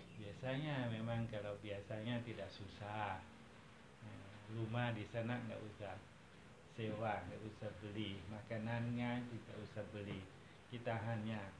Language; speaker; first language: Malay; non-native, fluent; Thai